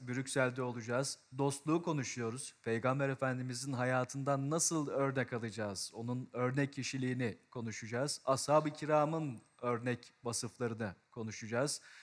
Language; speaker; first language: Turkish; native; Turkish